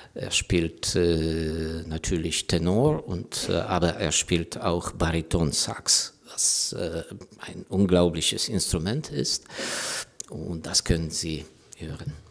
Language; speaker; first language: German; non-native, fluent; Ukrainian